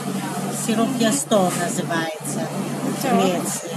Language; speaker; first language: Russian; non-native, learner; Greek